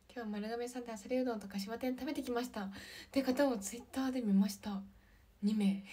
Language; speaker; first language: Japanese; native; Japanese